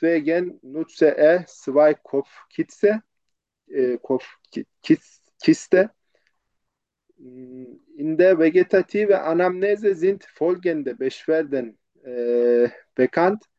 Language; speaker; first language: German; non-native, learner; Turkish